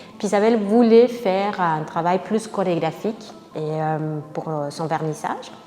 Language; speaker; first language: French; non-native, fluent; Spanish